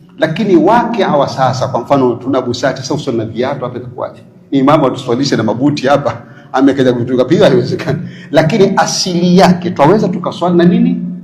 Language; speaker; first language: Swahili; native; Swahili